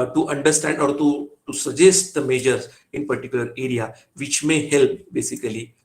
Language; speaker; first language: English; non-native, local second language; Marathi